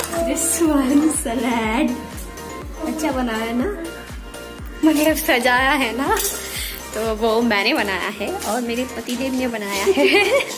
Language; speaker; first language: Hindi; non-native, local second language; Bangla